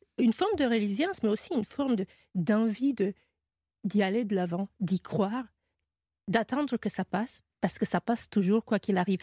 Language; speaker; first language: French; non-native, fluent; Romanian